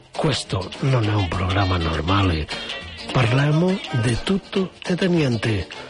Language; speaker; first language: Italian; non-native, learner; Catalan